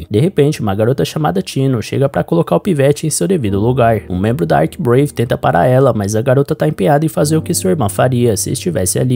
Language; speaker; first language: Portuguese; native; Portuguese